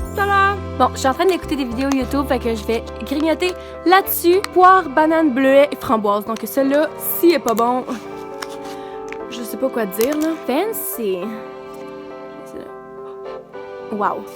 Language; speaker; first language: French; native; French